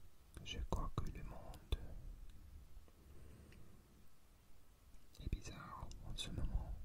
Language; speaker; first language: French; non-native, learner; English